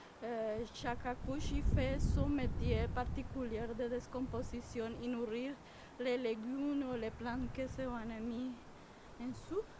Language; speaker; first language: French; non-native, learner; Spanish